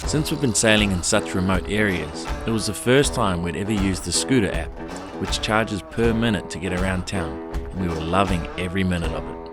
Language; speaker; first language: English; native; English